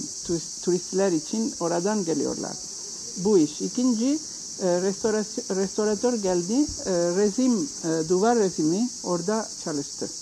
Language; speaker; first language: Turkish; non-native, learner; Italian